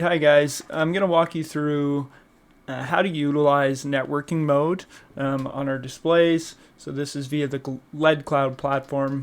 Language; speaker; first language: English; native; English